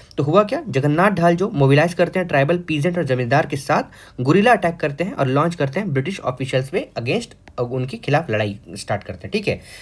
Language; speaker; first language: Hindi; native; Hindi